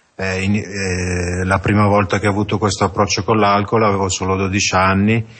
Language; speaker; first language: Italian; native; Italian